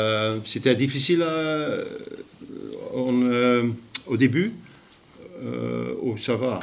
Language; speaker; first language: French; non-native, local second language; Dutch